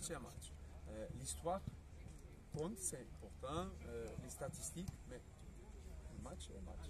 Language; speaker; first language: French; non-native, fluent; Portuguese